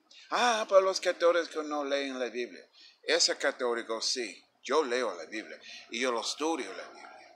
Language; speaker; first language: Spanish; non-native, fluent; English